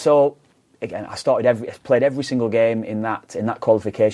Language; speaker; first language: English; native; English